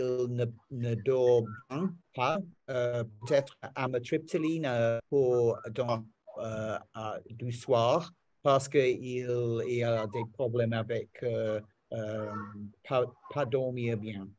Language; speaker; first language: French; non-native, learner; English